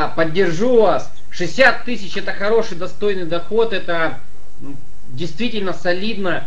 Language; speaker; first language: Russian; native; Russian